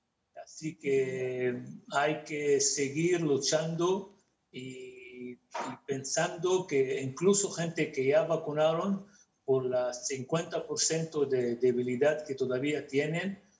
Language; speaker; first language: Spanish; non-native, fluent; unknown